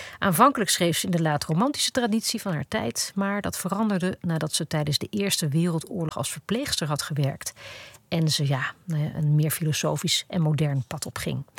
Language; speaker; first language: Dutch; native; Dutch